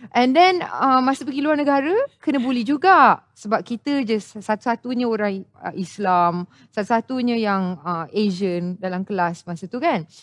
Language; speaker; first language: Malay; non-native, local second language; English